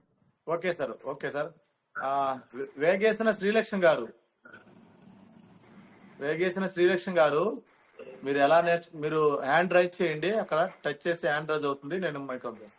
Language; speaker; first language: Telugu; native; Telugu